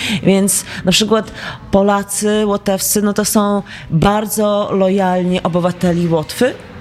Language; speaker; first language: Polish; non-native, fluent; Latvian